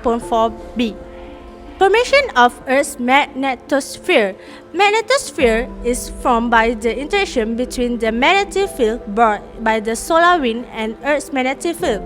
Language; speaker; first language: English; non-native, local second language; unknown